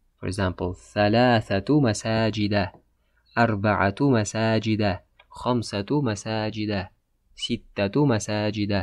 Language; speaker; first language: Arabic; non-native, fluent; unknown